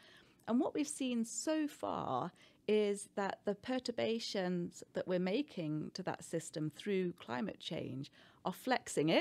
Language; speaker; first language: English; native; English